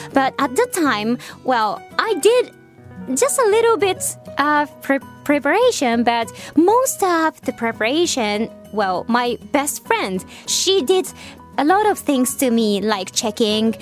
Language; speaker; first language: English; non-native, fluent; Japanese